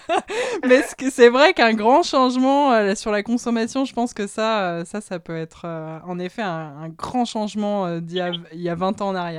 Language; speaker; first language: French; native; French